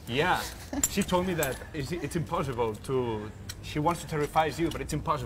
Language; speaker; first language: English; non-native, fluent; Catalan